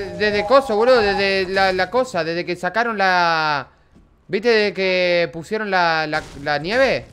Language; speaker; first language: Spanish; native; Spanish